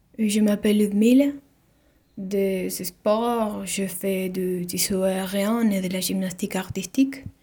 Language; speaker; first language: French; non-native, learner; Spanish